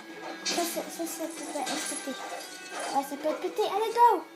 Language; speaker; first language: French; native; French